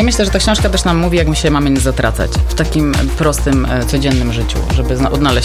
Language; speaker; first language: Polish; native; Polish